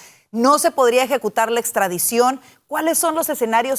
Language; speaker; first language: Spanish; native; Spanish